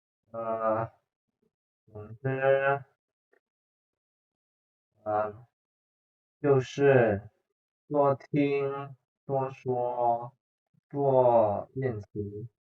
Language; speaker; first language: Chinese; non-native, fluent; Indonesian